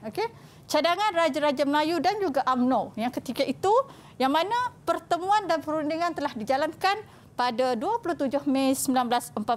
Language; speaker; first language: Malay; native; Malay